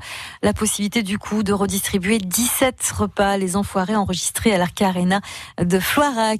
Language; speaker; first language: French; native; French